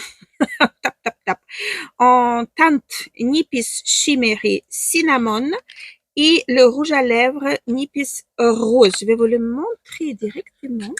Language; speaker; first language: French; non-native, fluent; Ukrainian